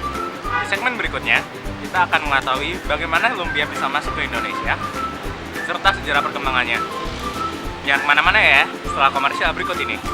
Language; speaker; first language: Indonesian; native; Indonesian